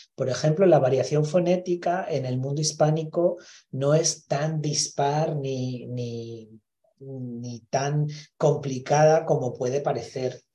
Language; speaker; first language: Spanish; native; Spanish